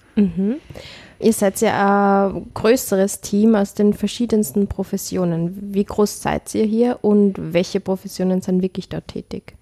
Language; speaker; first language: German; native; German